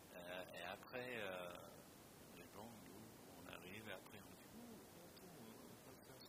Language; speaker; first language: French; non-native, fluent; English